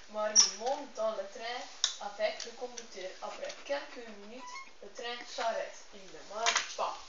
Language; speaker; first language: French; non-native, learner; Dutch